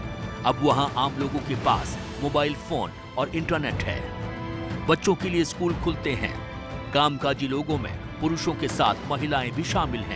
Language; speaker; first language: Hindi; native; Hindi